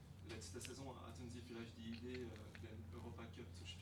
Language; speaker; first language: German; non-native, local second language; French